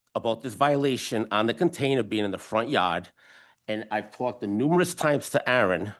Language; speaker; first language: English; non-native, fluent; Italian